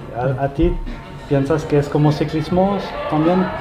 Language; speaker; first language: Spanish; non-native, learner; French